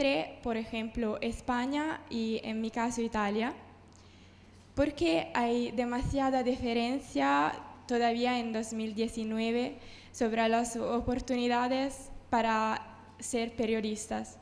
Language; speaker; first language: Spanish; non-native, fluent; Italian